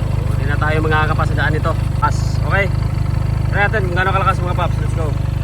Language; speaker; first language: Filipino; non-native, local second language; Cebuano